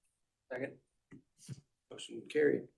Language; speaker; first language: English; native; English